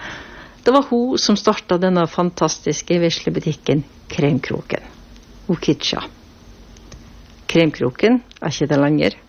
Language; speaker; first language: Norwegian; native; Norwegian